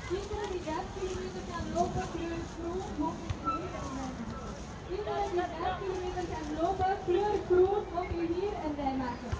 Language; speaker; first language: Dutch; non-native, learner; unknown